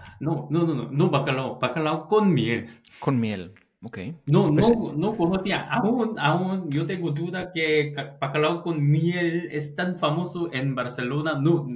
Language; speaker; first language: Spanish; non-native, learner; Korean